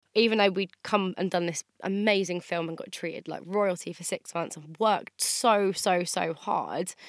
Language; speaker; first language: English; native; English